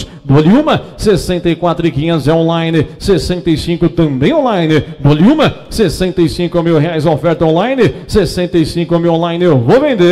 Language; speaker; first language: Portuguese; native; Portuguese